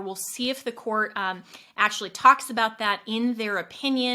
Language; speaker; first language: English; native; English